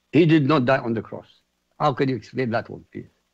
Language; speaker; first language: English; non-native, fluent; Arabic